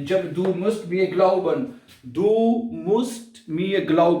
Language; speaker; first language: German; non-native, learner; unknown